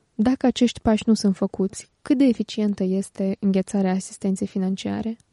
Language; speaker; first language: Romanian; native; Romanian